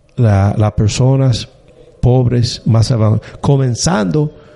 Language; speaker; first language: Spanish; non-native, fluent; English